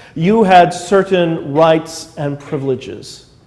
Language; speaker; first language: English; native; English